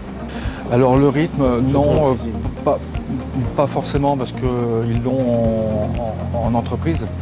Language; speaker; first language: French; native; French